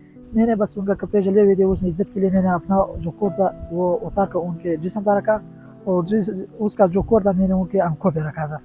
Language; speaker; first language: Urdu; non-native, local second language; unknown